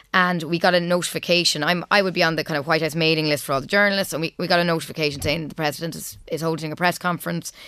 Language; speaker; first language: English; native; English